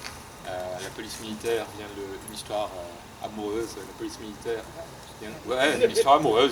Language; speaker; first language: French; native; French